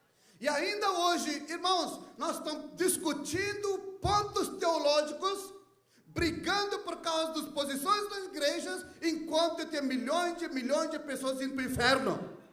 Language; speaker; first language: Portuguese; non-native, fluent; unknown